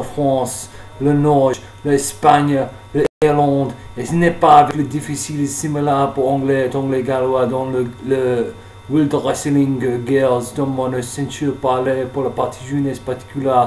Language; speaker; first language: French; non-native, learner; English